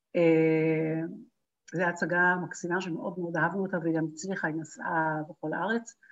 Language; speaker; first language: Hebrew; native; Hebrew